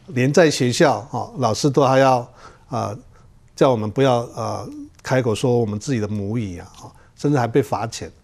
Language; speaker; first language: Chinese; non-native, local second language; Amis